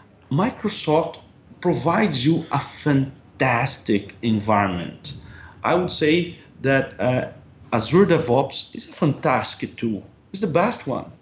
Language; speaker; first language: English; non-native, fluent; Portuguese